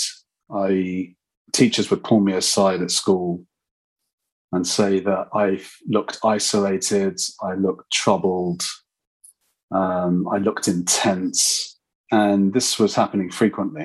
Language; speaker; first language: English; native; English